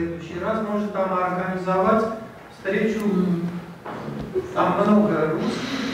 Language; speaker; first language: Russian; non-native, local second language; Armenian